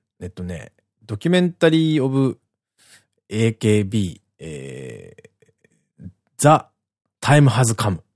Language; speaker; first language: Japanese; native; Japanese